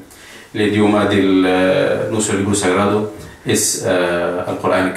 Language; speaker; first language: Spanish; non-native, fluent; Arabic